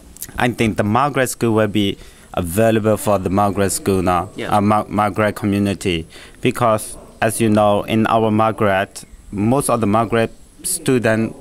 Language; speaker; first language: English; non-native, learner; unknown